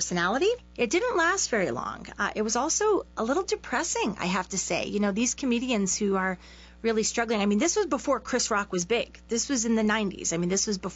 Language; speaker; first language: English; native; English